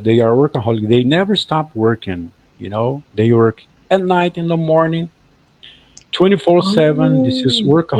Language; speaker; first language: English; non-native, fluent; Portuguese